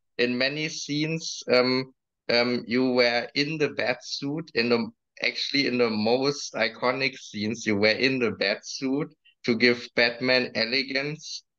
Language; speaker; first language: English; non-native, fluent; German